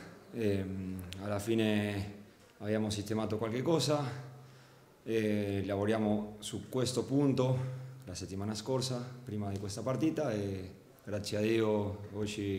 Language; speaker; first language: Italian; non-native, fluent; Spanish